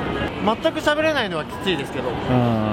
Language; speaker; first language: Japanese; native; Japanese